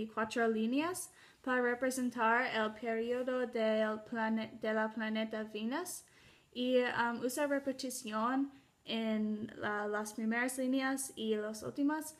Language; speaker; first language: Spanish; non-native, learner; English